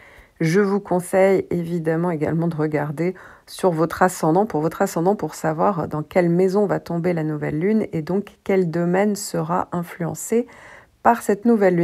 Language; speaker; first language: French; native; French